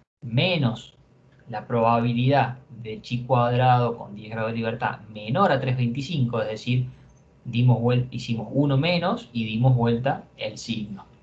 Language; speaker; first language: Spanish; native; Spanish